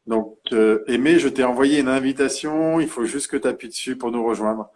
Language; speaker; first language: French; native; French